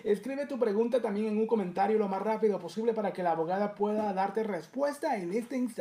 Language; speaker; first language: Spanish; native; Spanish